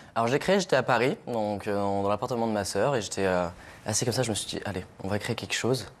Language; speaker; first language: French; native; French